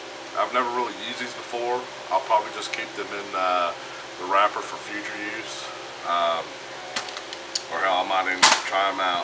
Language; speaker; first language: English; native; English